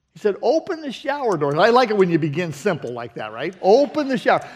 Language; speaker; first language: English; native; English